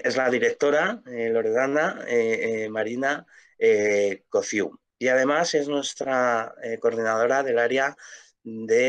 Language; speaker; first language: Spanish; native; Spanish